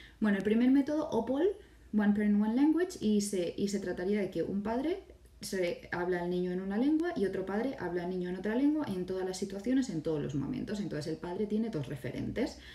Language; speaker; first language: Spanish; native; Spanish